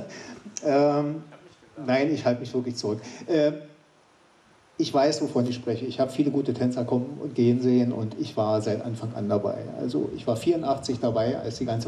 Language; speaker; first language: German; native; German